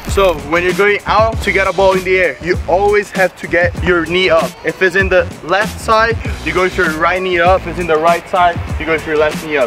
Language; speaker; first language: English; native; English